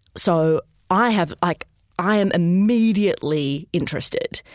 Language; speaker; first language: English; native; English